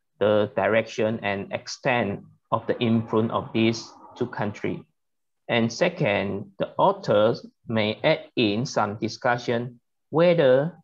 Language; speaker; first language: English; non-native, learner; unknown